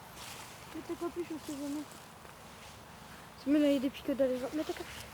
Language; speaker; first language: French; native; French